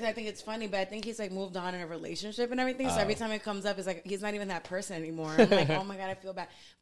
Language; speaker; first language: English; early bilingual, other home language; Spanish